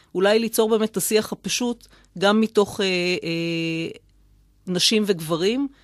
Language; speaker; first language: Hebrew; native; Hebrew